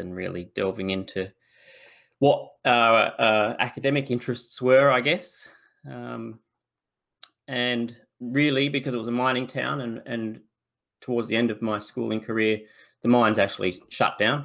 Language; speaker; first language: English; native; English